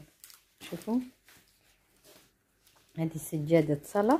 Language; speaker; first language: Arabic; native; Arabic